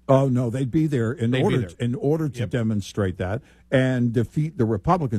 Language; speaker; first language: English; native; English